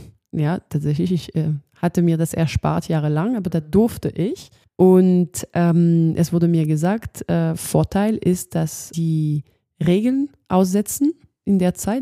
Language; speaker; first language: German; non-native, fluent; French